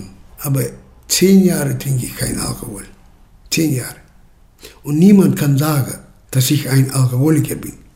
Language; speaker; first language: German; early bilingual, heritage; German